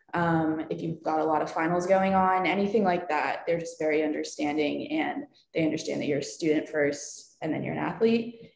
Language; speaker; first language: English; native; English